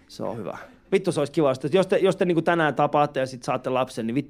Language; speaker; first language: Finnish; early bilingual, other home language; Persian